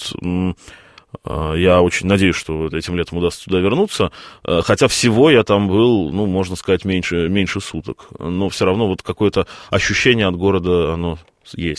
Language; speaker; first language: Russian; native; Russian